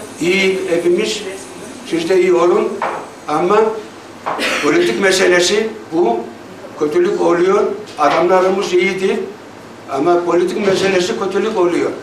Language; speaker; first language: Turkish; early bilingual, heritage; Turkish